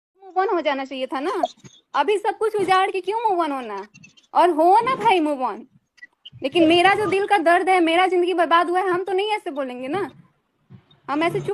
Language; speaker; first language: Hindi; native; Hindi